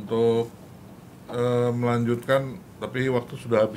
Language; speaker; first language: Indonesian; native; Indonesian